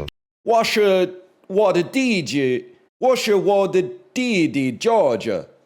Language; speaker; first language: Chinese; non-native, learner; English